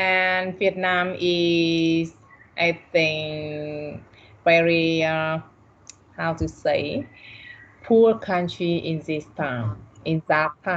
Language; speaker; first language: English; non-native, learner; Vietnamese